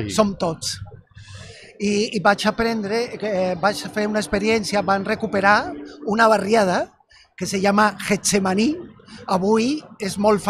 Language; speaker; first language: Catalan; non-native, fluent; Spanish